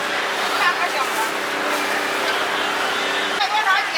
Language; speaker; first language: Chinese; native; Chinese